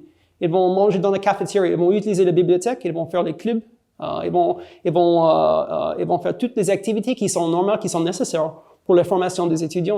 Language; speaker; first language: French; non-native, fluent; English